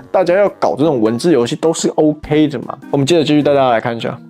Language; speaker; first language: Chinese; native; Chinese